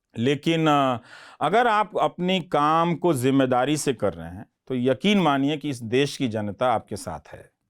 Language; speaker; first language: Hindi; non-native, local second language; Bhojpuri